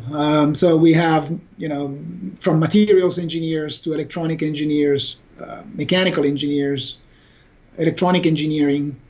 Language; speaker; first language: English; non-native, fluent; Italian